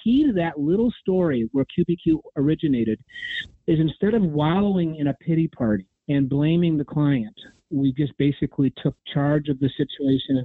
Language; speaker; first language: English; native; English